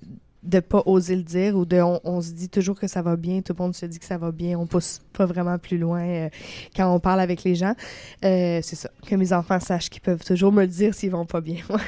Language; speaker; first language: French; native; French